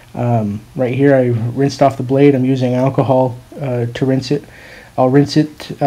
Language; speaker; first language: English; native; English